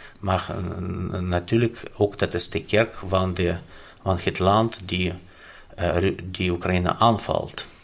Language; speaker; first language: Dutch; non-native, fluent; Ukrainian